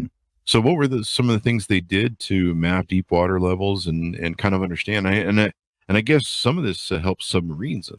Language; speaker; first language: English; native; English